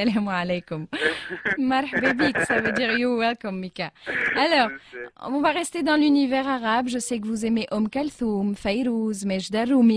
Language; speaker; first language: French; non-native, local second language; Arabic